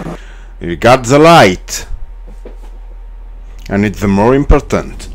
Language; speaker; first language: English; non-native, learner; French